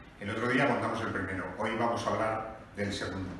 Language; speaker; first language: Spanish; native; Spanish